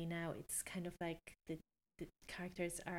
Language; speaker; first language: English; non-native, fluent; Polish